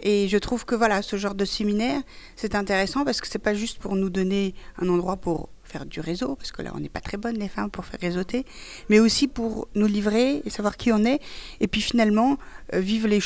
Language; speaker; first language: French; early bilingual, other home language; Persian